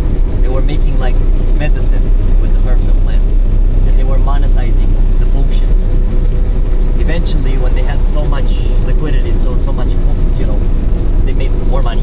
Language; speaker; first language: English; non-native, local second language; Italian